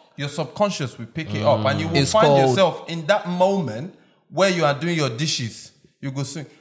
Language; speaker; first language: English; non-native, local second language; Yoruba